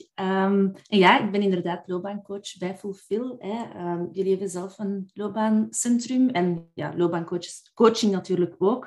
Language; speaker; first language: Dutch; native; Dutch